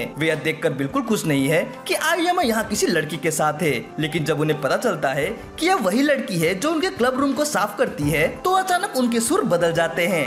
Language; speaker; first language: Hindi; native; Hindi